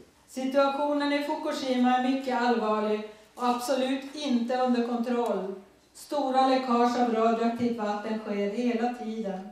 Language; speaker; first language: Swedish; native; Swedish